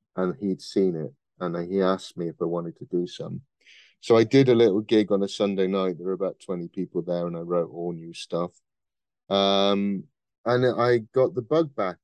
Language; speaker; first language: English; native; English